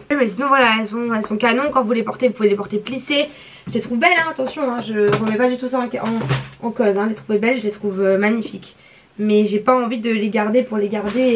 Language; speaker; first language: French; native; French